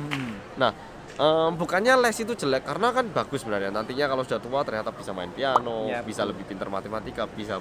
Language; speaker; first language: Indonesian; early bilingual, other home language; Korean